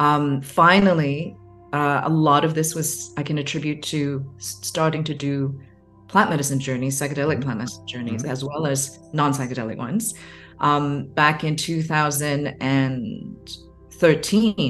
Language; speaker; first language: English; non-native, local second language; Cantonese